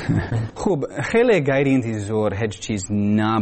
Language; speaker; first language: Persian; non-native, learner; English